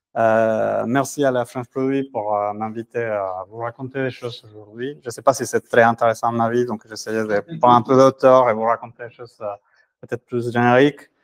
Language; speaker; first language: French; non-native, fluent; Spanish